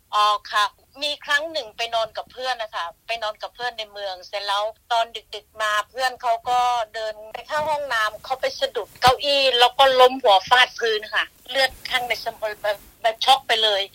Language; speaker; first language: Thai; native; Thai